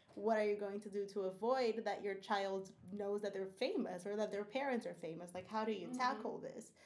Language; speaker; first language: English; non-native, fluent; Portuguese